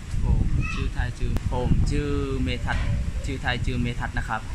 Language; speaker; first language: Thai; non-native, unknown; Vietnamese